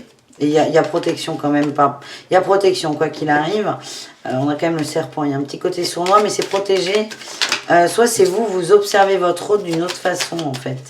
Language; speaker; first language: French; native; French